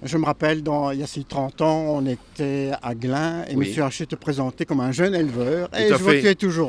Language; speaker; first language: French; native; French